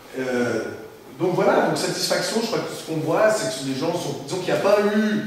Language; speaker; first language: French; native; French